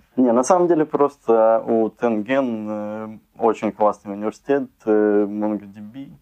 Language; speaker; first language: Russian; native; Russian